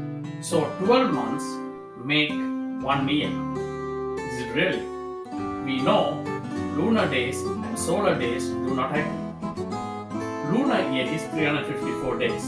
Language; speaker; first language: English; non-native, local second language; Tamil